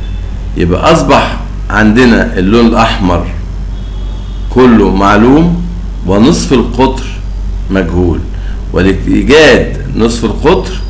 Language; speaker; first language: Arabic; native; Arabic